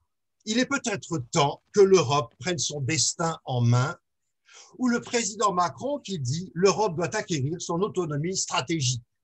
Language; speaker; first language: French; native; French